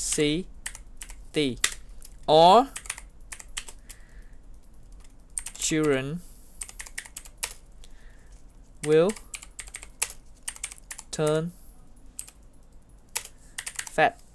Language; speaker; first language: English; non-native, learner; Vietnamese